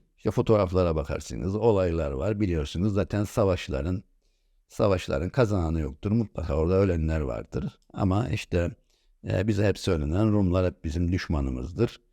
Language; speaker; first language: Turkish; native; Turkish